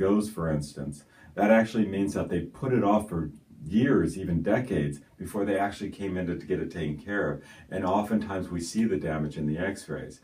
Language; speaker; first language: English; native; English